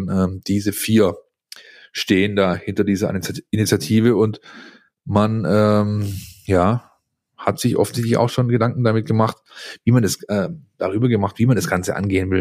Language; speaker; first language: German; native; German